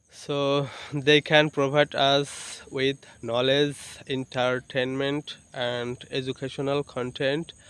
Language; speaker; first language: English; non-native, local second language; Bangla